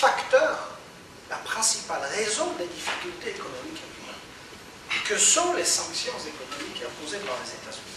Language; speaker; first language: French; native; French